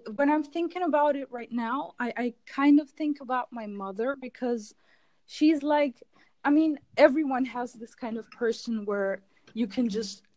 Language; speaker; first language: English; non-native, fluent; German